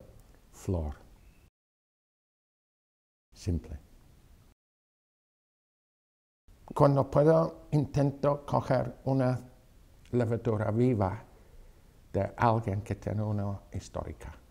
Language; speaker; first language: Spanish; non-native, fluent; English